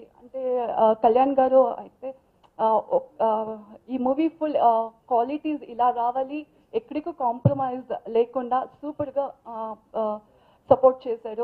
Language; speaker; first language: Telugu; non-native, fluent; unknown